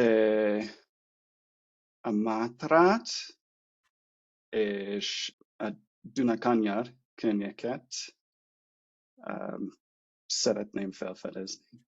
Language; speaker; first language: Hungarian; non-native, learner; English